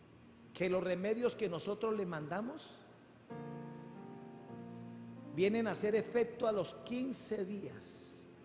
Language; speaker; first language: Spanish; native; Spanish